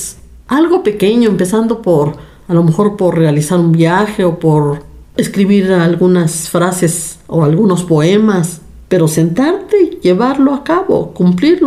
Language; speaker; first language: Spanish; native; Spanish